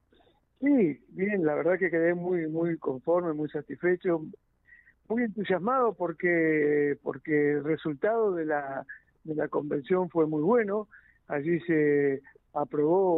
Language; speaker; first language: Spanish; native; Spanish